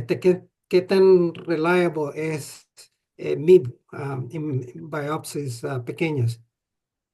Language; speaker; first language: Spanish; non-native, fluent; English